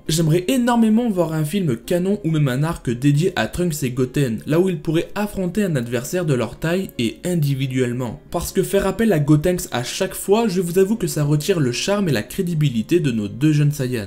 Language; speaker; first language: French; native; French